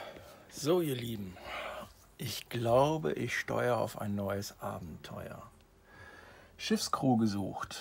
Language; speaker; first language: German; native; German